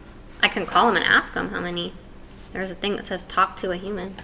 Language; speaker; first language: English; native; English